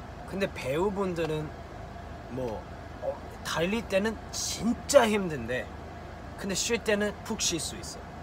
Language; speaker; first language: Korean; non-native, fluent; Cantonese